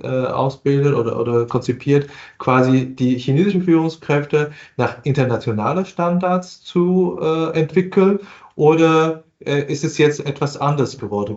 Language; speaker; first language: German; non-native, fluent; Chinese